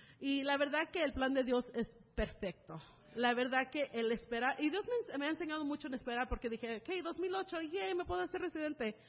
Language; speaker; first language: Spanish; early bilingual, heritage; Spanish